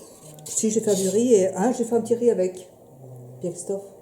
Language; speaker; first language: French; native; French